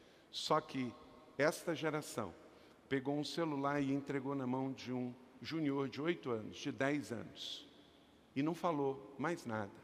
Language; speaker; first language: Portuguese; native; Portuguese